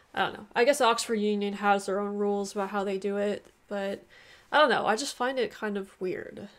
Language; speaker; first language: English; native; English